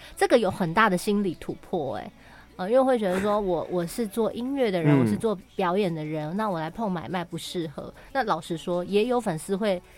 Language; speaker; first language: Chinese; native; Chinese